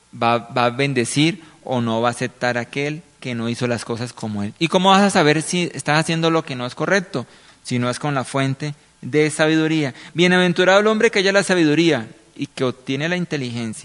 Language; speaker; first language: Spanish; native; Spanish